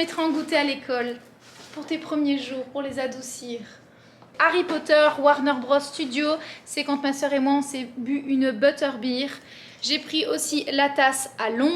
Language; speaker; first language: French; native; French